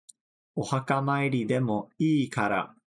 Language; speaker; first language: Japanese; non-native, fluent; English